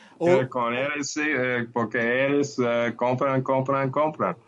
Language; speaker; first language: Portuguese; non-native, learner; Spanish